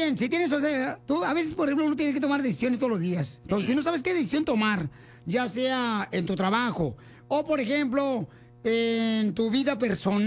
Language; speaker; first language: Spanish; native; Spanish